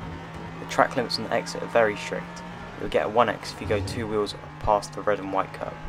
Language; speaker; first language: English; native; English